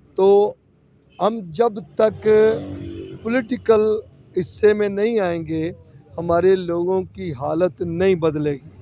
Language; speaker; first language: Urdu; non-native, local second language; Punjabi